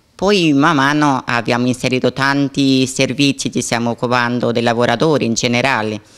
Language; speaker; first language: Italian; non-native, fluent; Spanish